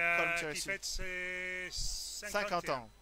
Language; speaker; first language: French; non-native, fluent; English